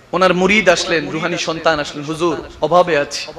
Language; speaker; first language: Bangla; early bilingual, other home language; Arabic